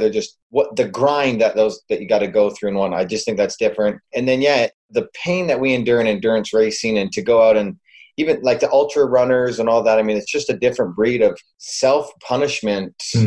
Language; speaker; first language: English; native; English